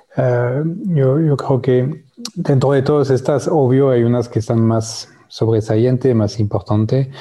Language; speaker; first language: Spanish; non-native, fluent; French